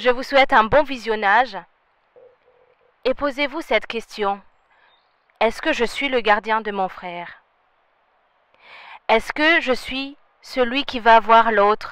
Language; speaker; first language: French; non-native, local second language; Rundi